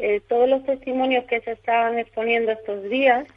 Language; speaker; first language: Spanish; native; Spanish